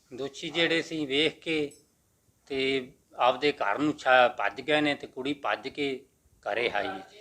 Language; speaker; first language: Punjabi; native; Punjabi